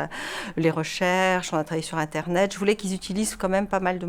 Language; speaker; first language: French; native; French